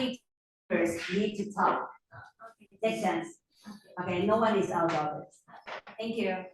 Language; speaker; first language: English; non-native, fluent; Chinese